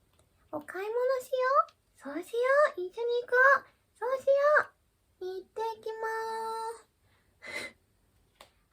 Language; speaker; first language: Japanese; early bilingual, heritage; Japanese